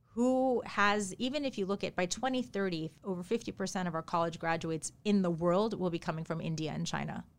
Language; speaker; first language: English; early bilingual, other home language; Japanese